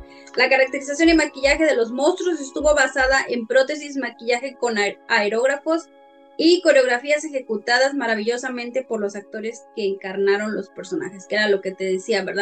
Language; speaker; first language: Spanish; native; Spanish